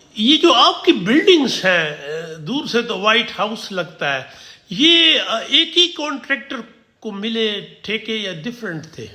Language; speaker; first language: Urdu; non-native, local second language; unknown